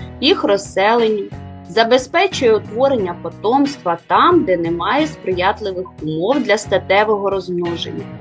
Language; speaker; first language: Ukrainian; native; Ukrainian